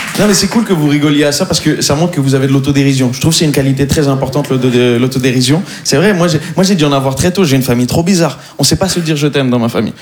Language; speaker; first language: French; native; French